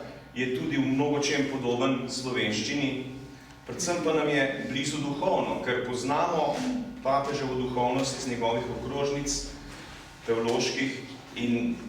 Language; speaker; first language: Slovenian; native; Slovenian